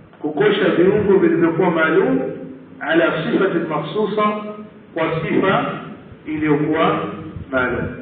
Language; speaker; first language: Swahili; native; Swahili